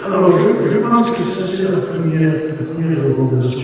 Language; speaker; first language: French; non-native, learner; Spanish